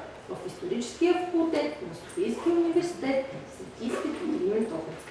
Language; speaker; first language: Bulgarian; native; Bulgarian